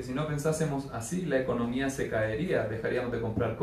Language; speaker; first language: Spanish; native; Spanish